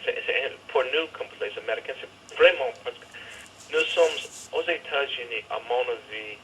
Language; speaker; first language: French; non-native, fluent; English